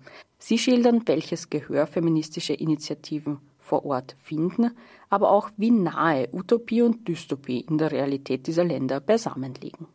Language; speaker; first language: German; native; German